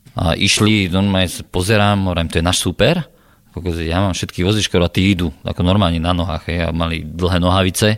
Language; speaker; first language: Slovak; native; Slovak